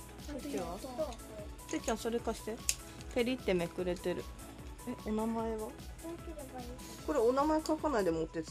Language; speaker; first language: Japanese; native; Japanese